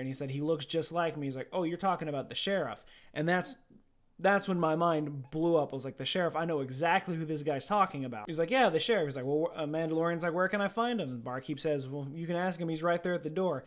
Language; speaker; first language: English; native; English